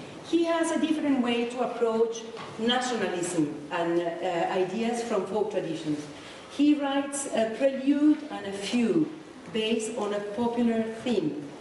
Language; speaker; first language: English; non-native, fluent; Spanish